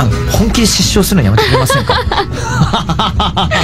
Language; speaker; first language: Japanese; early bilingual, heritage; Japanese